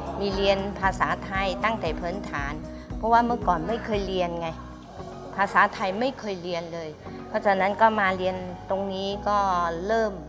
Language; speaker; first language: Thai; non-native, local second language; Chinese